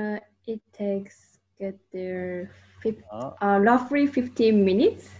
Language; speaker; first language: English; non-native, learner; Japanese